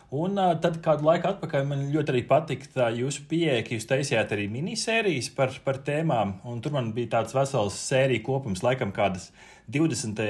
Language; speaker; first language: Latvian; non-native, local second language; Russian